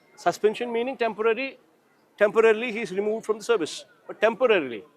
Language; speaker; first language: English; non-native, local second language; Telugu